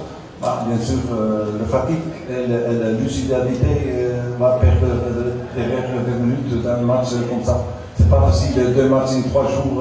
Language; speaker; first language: French; non-native, learner; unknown